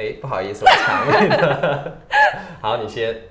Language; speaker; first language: Chinese; native; Chinese